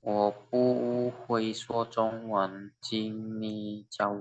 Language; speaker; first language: Chinese; non-native, learner; Indonesian